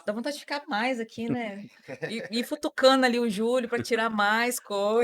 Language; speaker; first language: Portuguese; native; Portuguese